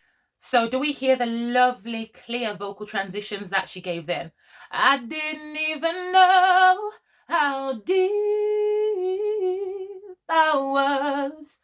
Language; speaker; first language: English; native; English